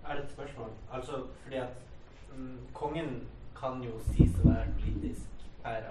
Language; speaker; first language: Norwegian; native; Norwegian